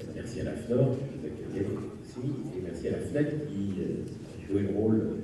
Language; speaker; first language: French; native; French